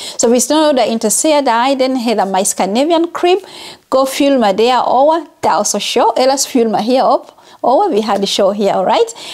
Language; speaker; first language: Danish; non-native, fluent; Ganda